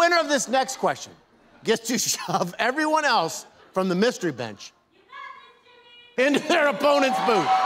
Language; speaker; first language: English; native; English